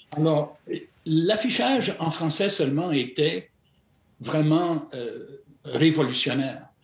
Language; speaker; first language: French; non-native, fluent; English